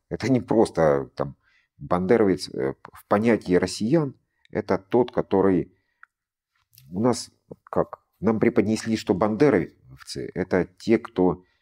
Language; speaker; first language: Russian; native; Russian